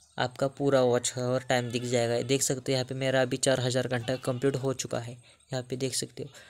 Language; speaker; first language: Hindi; non-native, local second language; Marathi